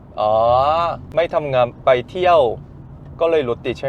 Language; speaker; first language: Thai; non-native, fluent; Korean